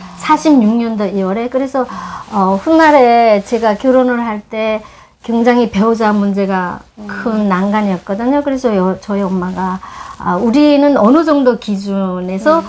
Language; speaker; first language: Korean; native; Korean